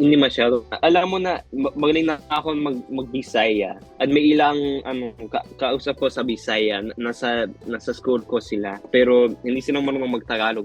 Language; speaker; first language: Filipino; non-native, fluent; Spanish